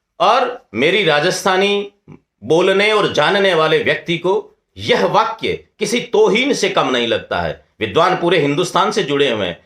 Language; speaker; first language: Hindi; non-native, local second language; Rajasthani